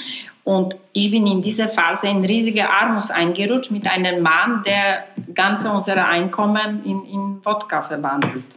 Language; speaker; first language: German; non-native, fluent; Polish